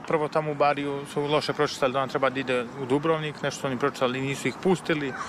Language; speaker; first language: Serbian; native; Serbian